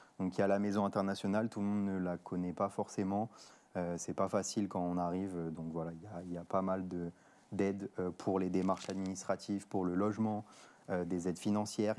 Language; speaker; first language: French; native; French